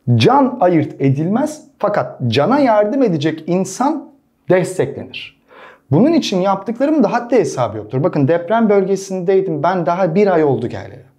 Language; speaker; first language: Turkish; native; Turkish